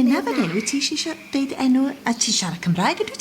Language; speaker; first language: Welsh; native; Welsh